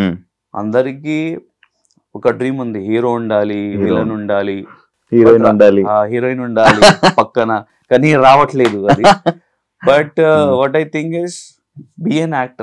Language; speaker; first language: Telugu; non-native, local second language; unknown